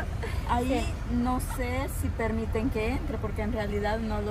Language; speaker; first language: Spanish; native; Spanish